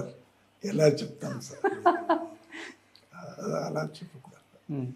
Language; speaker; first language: Telugu; non-native, learner; Tamil